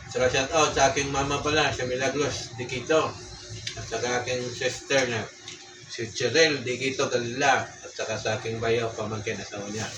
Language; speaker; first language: Filipino; non-native, local second language; Cebuano